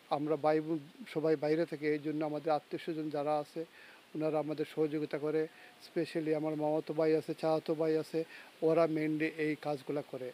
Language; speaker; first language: Bangla; native; Bangla